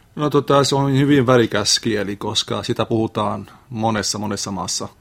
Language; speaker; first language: Finnish; non-native, fluent; Arabic